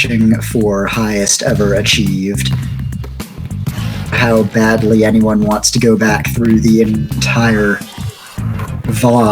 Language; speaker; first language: English; native; English